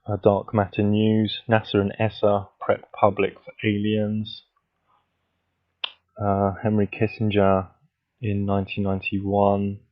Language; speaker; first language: English; native; English